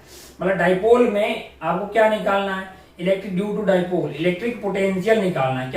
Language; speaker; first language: Hindi; native; Hindi